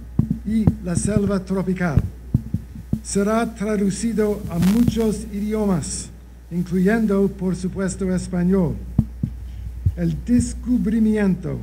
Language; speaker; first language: Spanish; non-native, learner; English